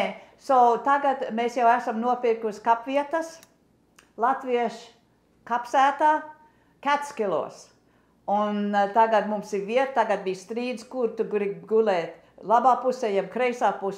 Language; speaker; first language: Latvian; early bilingual, heritage; English